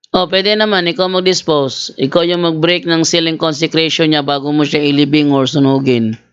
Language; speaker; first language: Filipino; native; Filipino